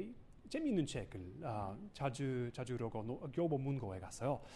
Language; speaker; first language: Korean; non-native, learner; English